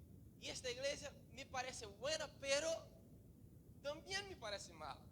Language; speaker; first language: Spanish; non-native, learner; Portuguese